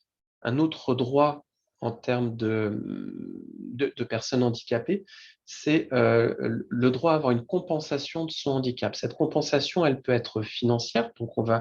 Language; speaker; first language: French; native; French